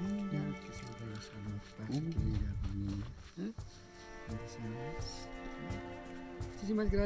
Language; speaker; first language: Spanish; native; Spanish